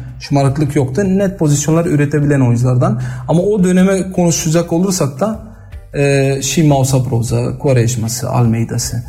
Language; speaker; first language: Turkish; early bilingual, heritage; Turkish